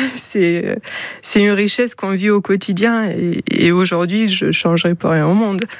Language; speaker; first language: French; non-native, fluent; Romanian